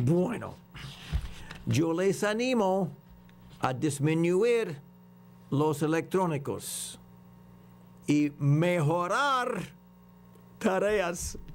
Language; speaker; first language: Spanish; non-native, fluent; English